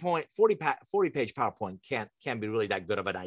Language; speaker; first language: English; early bilingual, other home language; Persian